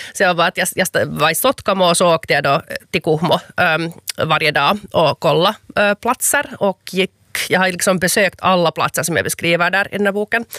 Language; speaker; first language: Swedish; native; Swedish